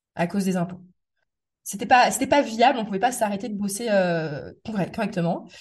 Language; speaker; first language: French; native; French